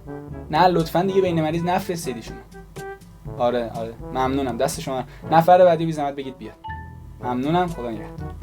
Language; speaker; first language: Persian; native; Persian